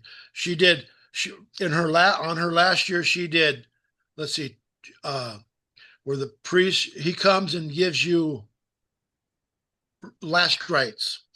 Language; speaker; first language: English; native; English